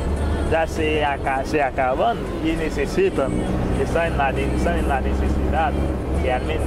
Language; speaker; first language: Spanish; non-native, fluent; Haitian Creole